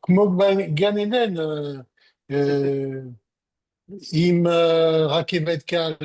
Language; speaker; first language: Hebrew; non-native, learner; French